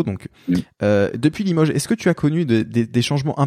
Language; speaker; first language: French; native; French